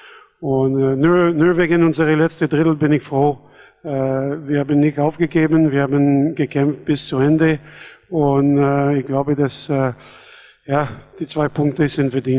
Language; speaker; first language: German; non-native, fluent; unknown